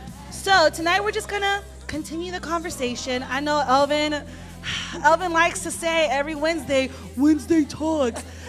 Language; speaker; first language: English; early bilingual, other home language; Spanish